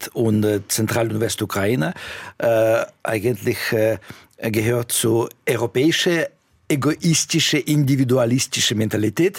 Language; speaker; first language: German; non-native, fluent; Russian